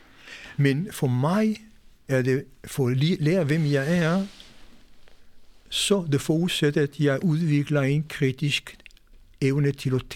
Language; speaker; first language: Danish; non-native, fluent; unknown